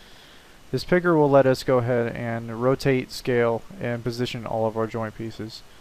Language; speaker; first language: English; native; English